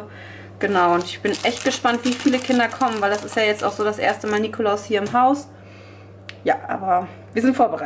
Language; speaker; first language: German; native; German